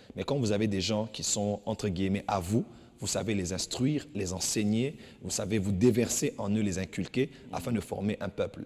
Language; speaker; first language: French; non-native, local second language; Lingala